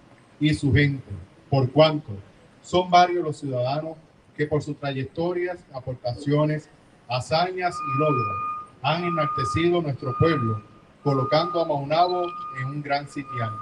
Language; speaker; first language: Spanish; native; Spanish